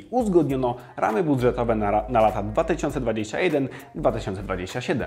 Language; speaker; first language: Polish; native; Polish